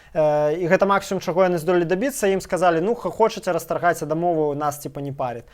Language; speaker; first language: Belarusian; non-native, local second language; Russian